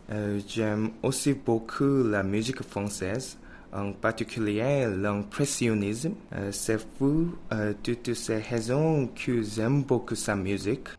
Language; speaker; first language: French; non-native, learner; Korean